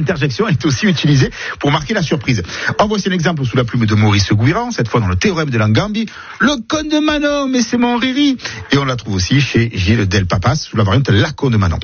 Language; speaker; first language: French; native; French